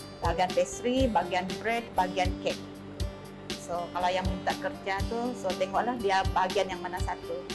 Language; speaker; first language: Malay; non-native, local second language; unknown